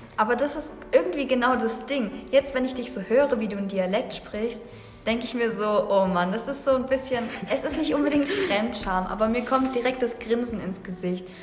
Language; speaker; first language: German; native; German